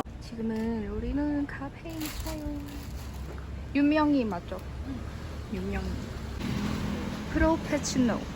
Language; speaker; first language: Korean; non-native, learner; Thai